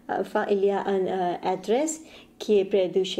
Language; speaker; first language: French; non-native, learner; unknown